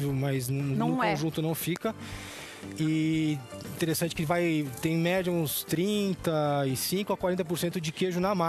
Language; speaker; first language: Portuguese; native; Portuguese